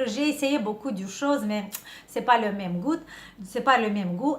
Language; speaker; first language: French; non-native, fluent; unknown